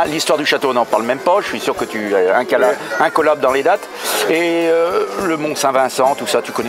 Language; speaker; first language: French; native; French